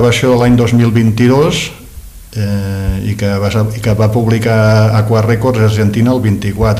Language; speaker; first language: Catalan; native; Catalan